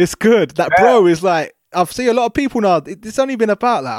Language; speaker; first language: English; native; English